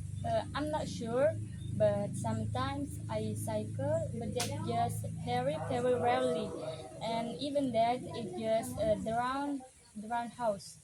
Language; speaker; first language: English; non-native, learner; Indonesian